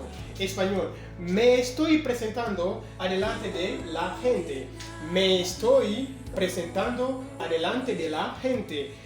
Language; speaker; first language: Spanish; non-native, fluent; French